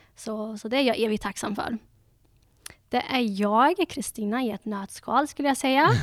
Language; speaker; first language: Swedish; early bilingual, other home language; Dutch